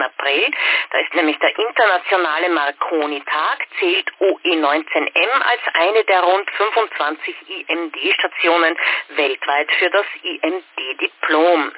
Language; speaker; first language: German; native; German